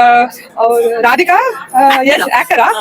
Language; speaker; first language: Kannada; non-native, local second language; Telugu